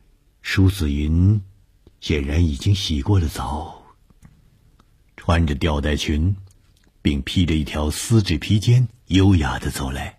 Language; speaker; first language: Chinese; native; Chinese